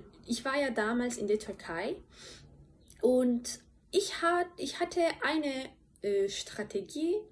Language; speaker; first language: German; non-native, fluent; Turkish